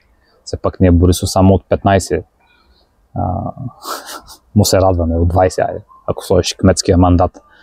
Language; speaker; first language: Bulgarian; native; Bulgarian